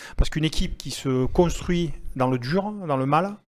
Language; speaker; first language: French; native; French